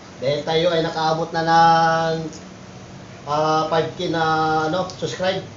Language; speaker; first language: Filipino; non-native, local second language; Cebuano